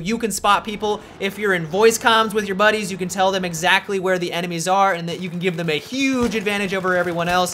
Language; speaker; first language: English; native; English